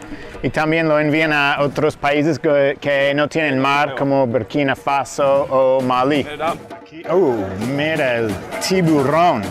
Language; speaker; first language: Spanish; non-native, fluent; English